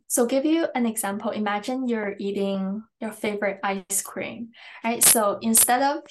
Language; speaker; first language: English; non-native, fluent; Chinese